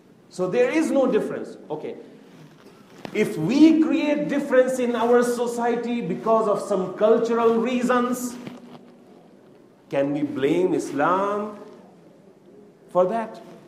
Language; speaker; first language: English; non-native, local second language; Urdu